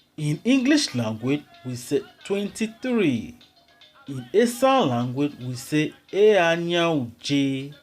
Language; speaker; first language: English; non-native, local second language; Esan